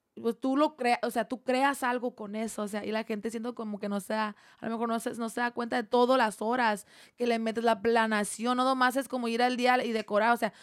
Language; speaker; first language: Spanish; non-native, fluent; English